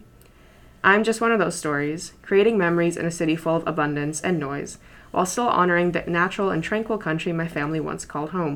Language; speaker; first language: English; early bilingual, other home language; Polish